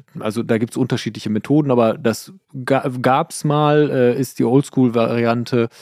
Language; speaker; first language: German; early bilingual, other home language; Persian